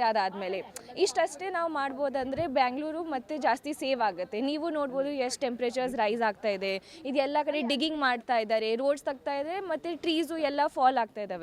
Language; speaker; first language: Kannada; non-native, local second language; Hindi